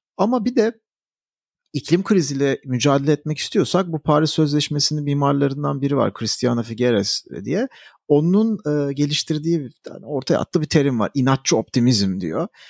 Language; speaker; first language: Turkish; native; Turkish